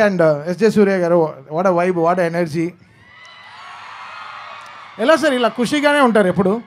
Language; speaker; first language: Telugu; native; Telugu